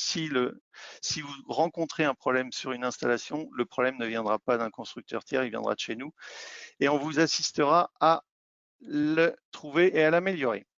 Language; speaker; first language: French; native; French